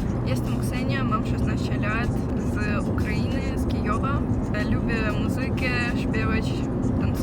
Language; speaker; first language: Polish; non-native, learner; Ukrainian